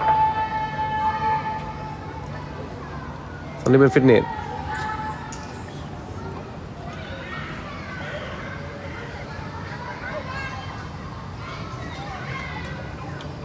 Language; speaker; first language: Thai; native; Thai